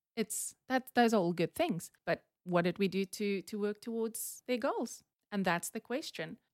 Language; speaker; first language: English; non-native, local second language; Afrikaans